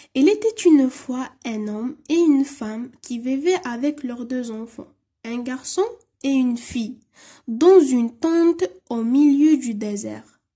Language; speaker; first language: French; non-native, local second language; Arabic